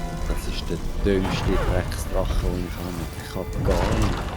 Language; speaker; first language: German; native; German